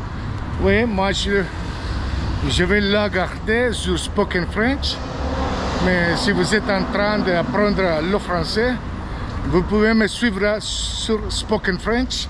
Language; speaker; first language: French; non-native, fluent; Spanish